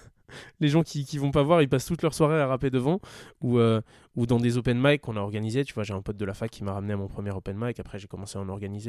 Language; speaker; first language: French; native; French